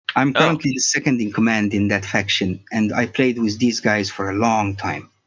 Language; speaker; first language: English; non-native, fluent; Arabic